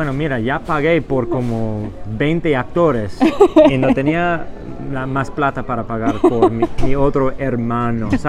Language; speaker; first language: Spanish; non-native, fluent; English